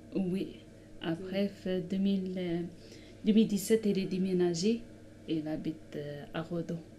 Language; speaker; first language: French; non-native, local second language; Arabic